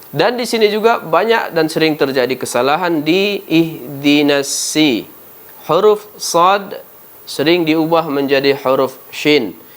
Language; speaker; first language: Malay; native; Malay